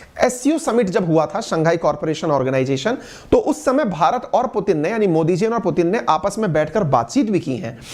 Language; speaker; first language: Hindi; native; Hindi